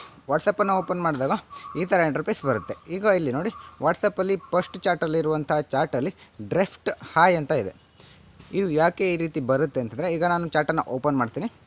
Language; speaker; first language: Kannada; native; Kannada